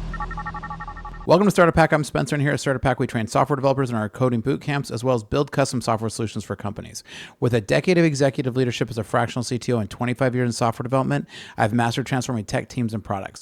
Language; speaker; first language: English; native; English